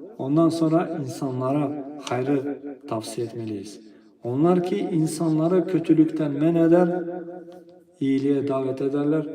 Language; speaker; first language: Turkish; non-native, fluent; Albanian